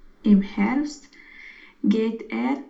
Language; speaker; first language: German; non-native, learner; Romanian